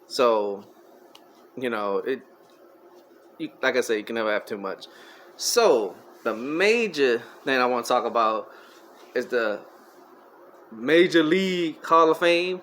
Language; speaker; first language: English; native; English